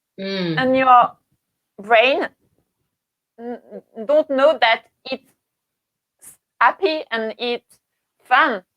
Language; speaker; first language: English; non-native, learner; French